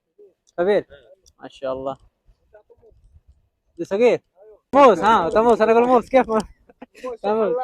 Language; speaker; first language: Arabic; non-native, learner; Urdu